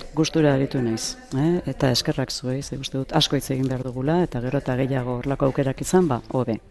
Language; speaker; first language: Basque; native; Basque